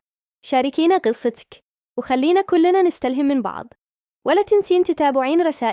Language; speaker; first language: Arabic; native; Arabic